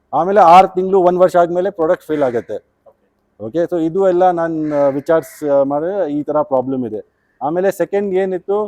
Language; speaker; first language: Kannada; non-native, local second language; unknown